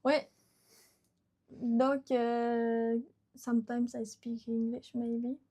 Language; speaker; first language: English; non-native, learner; Japanese